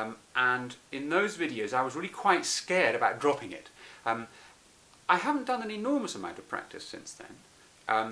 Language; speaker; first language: English; native; English